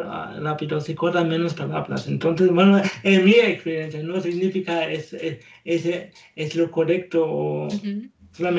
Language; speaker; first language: Spanish; non-native, learner; German